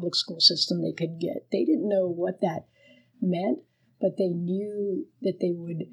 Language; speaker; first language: English; early bilingual, other home language; Spanish